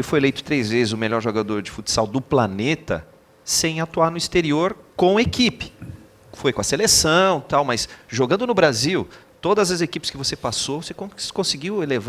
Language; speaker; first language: Portuguese; native; Portuguese